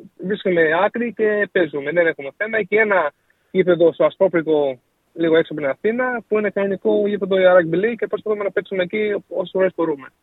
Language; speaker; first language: Greek; early bilingual, heritage; Greek